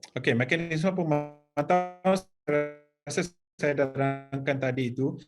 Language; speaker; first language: Malay; native; Malay